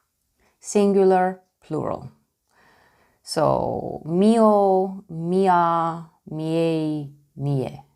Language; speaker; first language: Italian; non-native, learner; Romanian